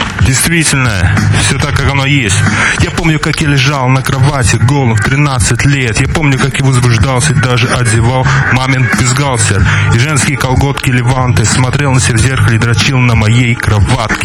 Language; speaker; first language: Russian; native; Russian